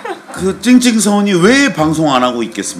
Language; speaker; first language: Korean; native; Korean